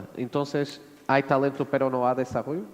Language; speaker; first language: Spanish; non-native, fluent; Portuguese